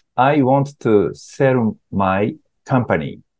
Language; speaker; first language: English; non-native, learner; Japanese